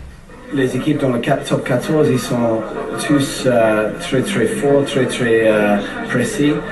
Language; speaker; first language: French; non-native, fluent; English